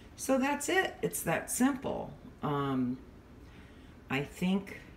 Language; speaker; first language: English; native; English